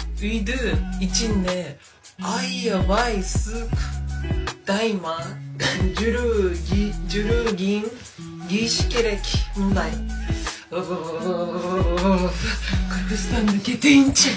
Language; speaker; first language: Kyrgyz; non-native, learner; Japanese